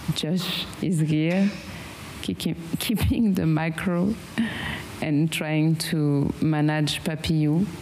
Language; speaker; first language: English; non-native, fluent; French